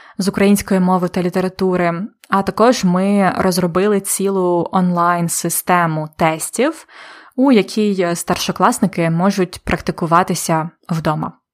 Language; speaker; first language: Ukrainian; native; Ukrainian